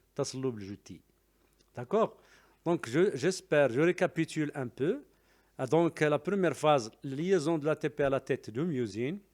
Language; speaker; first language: French; non-native, local second language; Arabic